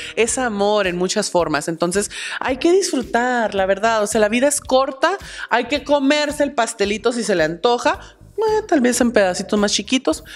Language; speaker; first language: Spanish; early bilingual, heritage; Spanish